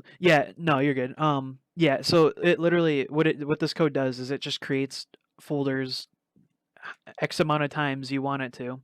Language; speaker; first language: English; native; English